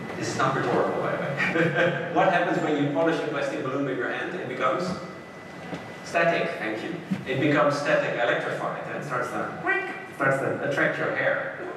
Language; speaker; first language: English; non-native, fluent; Dutch